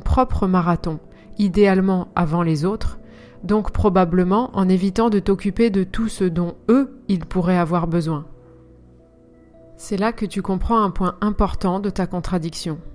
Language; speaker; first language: French; native; French